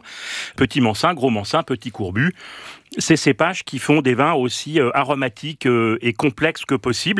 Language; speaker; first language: French; native; French